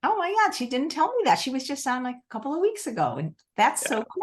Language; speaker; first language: English; native; English